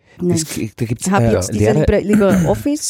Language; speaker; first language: German; non-native, learner; Portuguese